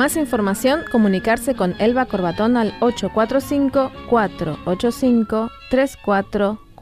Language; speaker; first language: Spanish; native; Spanish